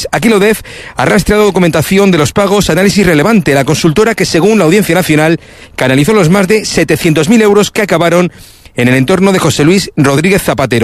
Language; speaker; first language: Spanish; native; Spanish